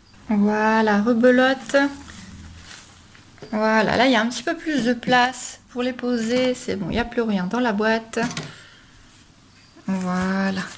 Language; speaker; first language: French; native; French